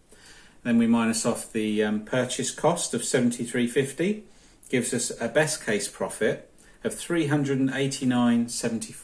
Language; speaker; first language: English; native; English